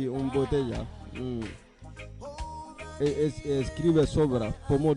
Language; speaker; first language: Italian; non-native, learner; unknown